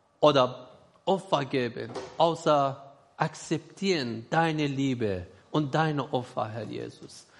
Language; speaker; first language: German; non-native, learner; Persian